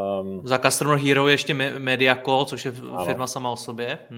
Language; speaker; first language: Czech; native; Czech